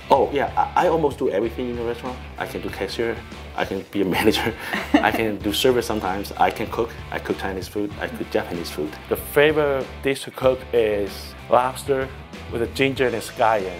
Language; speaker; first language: English; non-native, learner; Chinese